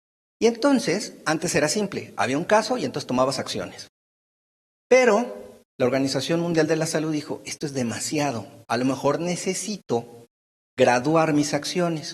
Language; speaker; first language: Spanish; native; Spanish